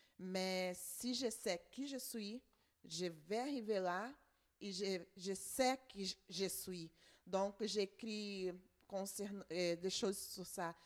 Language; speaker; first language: French; non-native, fluent; Portuguese